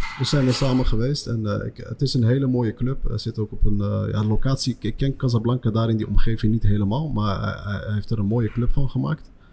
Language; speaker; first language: Dutch; early bilingual, other home language; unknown